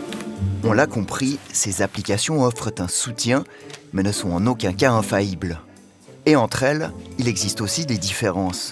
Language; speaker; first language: French; native; French